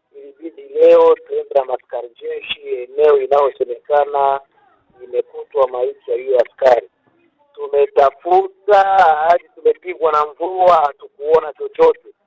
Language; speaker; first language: Swahili; native; Swahili